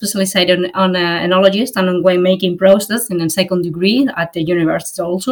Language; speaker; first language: English; non-native, fluent; Spanish